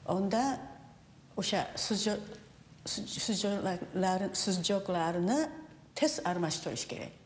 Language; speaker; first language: Uzbek; non-native, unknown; Japanese